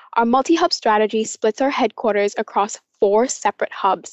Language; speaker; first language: English; non-native, local second language; Cantonese